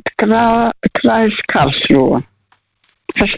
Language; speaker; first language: German; non-native, fluent; Russian